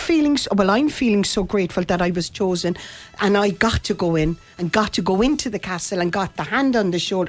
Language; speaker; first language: English; native; English